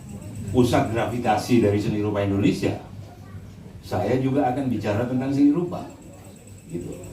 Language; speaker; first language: Indonesian; non-native, local second language; Javanese